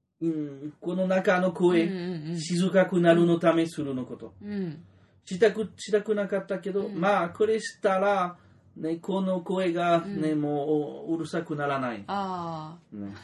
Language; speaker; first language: Japanese; non-native, learner; French